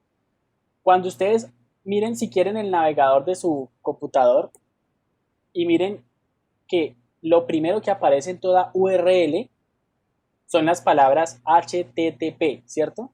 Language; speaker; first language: Spanish; native; Spanish